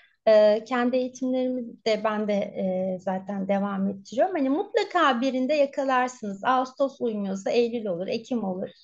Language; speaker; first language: Turkish; native; Turkish